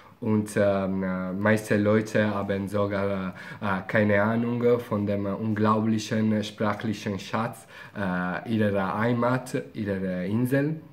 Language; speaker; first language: German; non-native, fluent; Italian